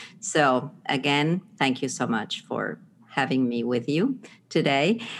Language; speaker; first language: English; non-native, fluent; Spanish